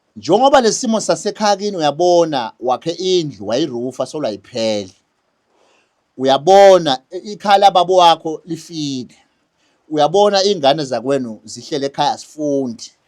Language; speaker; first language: Zulu; native; Zulu